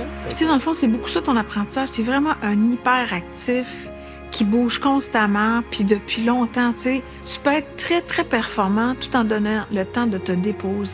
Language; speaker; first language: French; native; French